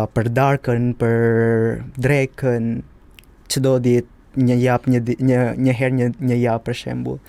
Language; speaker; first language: Albanian; non-native, learner; Indonesian